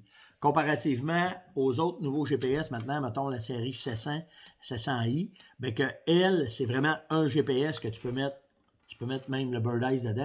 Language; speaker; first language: French; native; French